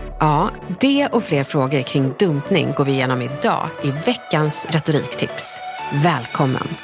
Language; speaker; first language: Swedish; native; Swedish